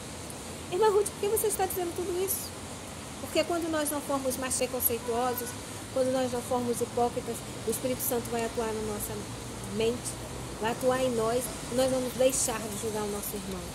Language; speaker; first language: Portuguese; native; Portuguese